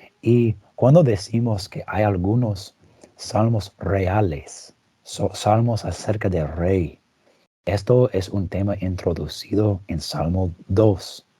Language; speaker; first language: Spanish; non-native, fluent; English